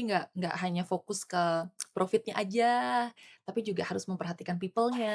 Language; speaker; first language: Indonesian; native; Indonesian